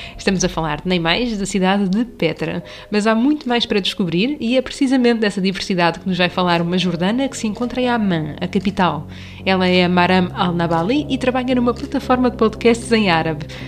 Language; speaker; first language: Portuguese; native; Portuguese